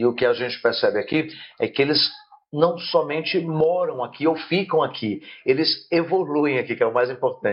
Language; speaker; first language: Portuguese; native; Portuguese